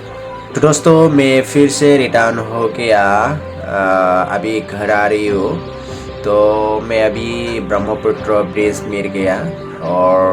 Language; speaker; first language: Hindi; non-native, local second language; Bodo